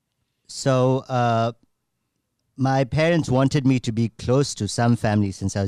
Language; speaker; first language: English; non-native, local second language; Gujarati